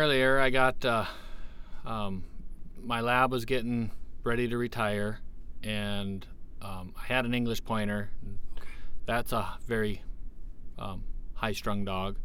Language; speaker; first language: English; native; English